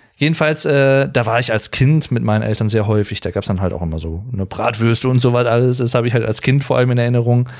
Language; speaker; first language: German; native; German